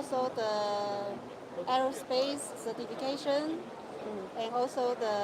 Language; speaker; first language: English; non-native, local second language; Chinese